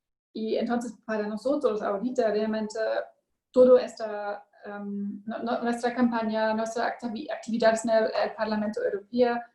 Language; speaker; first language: Spanish; non-native, learner; German